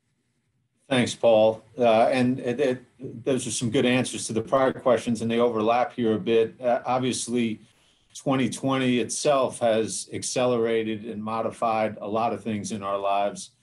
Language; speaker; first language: English; native; English